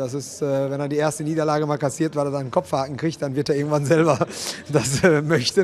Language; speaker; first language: German; native; German